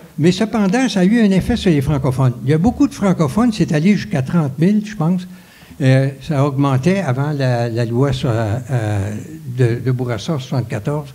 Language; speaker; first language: French; native; French